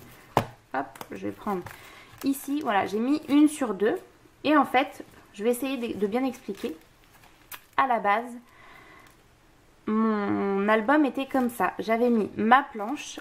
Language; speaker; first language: French; native; French